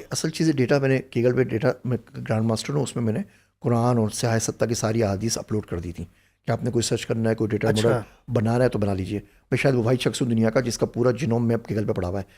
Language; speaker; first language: Urdu; native; Urdu